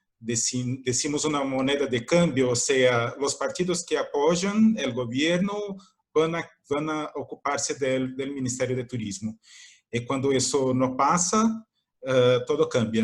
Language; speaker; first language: Spanish; non-native, fluent; Portuguese